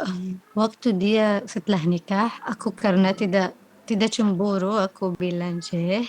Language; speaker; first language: Indonesian; non-native, learner; Arabic